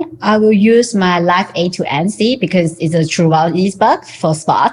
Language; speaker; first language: English; non-native, fluent; Chinese